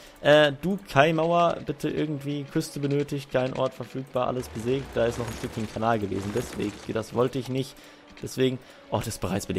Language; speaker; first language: German; native; German